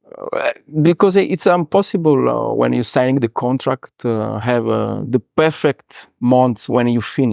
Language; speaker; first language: English; non-native, learner; Italian